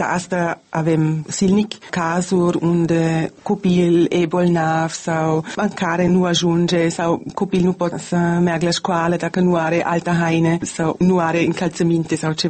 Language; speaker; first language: Romanian; non-native, learner; German